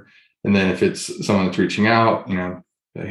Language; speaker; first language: English; native; English